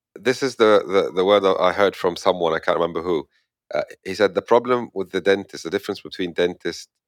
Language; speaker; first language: English; non-native, fluent; Arabic